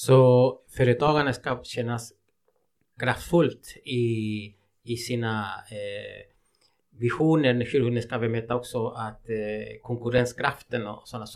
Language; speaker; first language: Swedish; non-native, fluent; Spanish